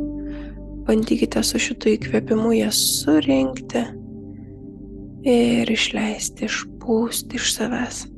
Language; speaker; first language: Lithuanian; native; Lithuanian